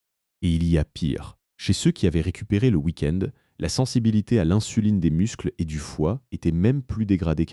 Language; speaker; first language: French; native; French